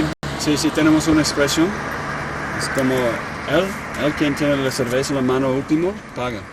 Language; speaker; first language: Spanish; non-native, learner; English